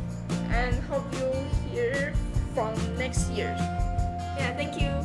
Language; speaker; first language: English; non-native, learner; Chinese